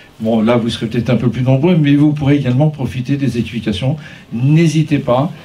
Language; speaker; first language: French; native; French